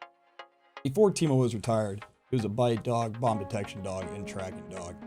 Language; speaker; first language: English; native; English